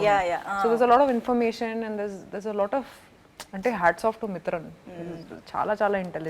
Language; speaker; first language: Telugu; non-native, fluent; Hindi